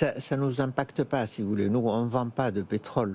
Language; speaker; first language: French; non-native, fluent; Arabic